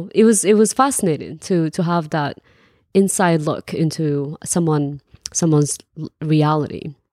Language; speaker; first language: English; non-native, fluent; Arabic